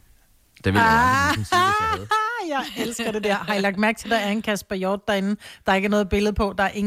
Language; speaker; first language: Danish; native; Danish